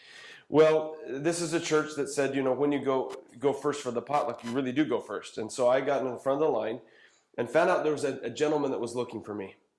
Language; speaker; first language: English; native; English